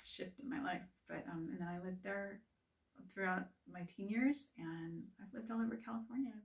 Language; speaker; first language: English; native; English